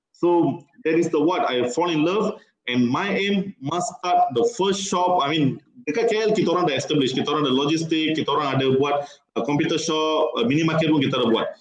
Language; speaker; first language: Malay; non-native, local second language; Tamil